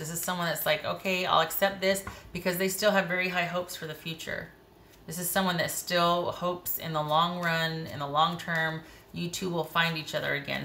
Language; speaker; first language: English; native; English